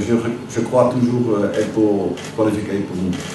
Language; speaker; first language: French; non-native, learner; Dutch